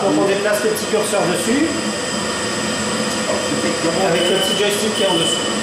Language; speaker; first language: French; native; French